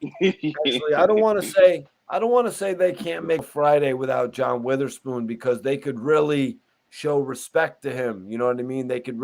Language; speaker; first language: English; native; English